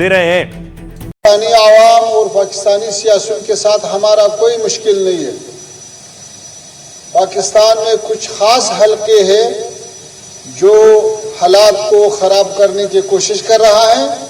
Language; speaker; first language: Hindi; non-native, fluent; Pashto